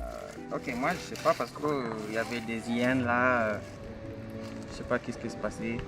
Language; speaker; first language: French; non-native, learner; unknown